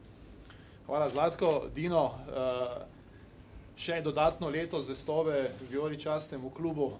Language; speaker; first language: Slovenian; native; Slovenian